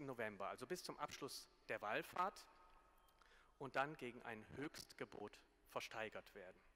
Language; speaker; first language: German; native; German